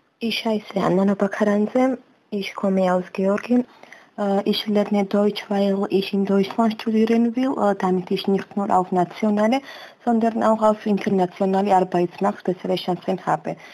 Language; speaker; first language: German; non-native, learner; Georgian